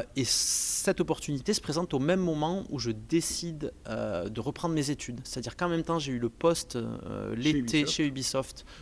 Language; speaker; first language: French; native; French